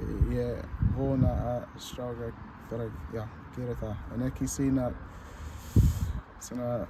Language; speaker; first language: Icelandic; non-native, learner; English